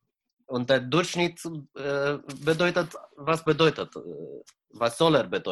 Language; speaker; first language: German; non-native, fluent; Romanian